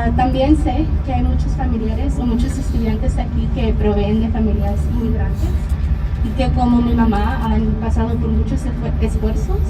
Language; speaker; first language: Spanish; early bilingual, heritage; Spanish